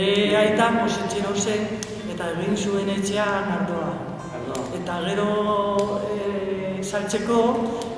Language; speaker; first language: Basque; non-native, local second language; Spanish